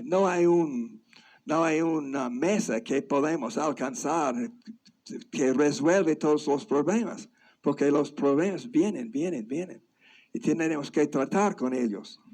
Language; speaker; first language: Spanish; non-native, fluent; English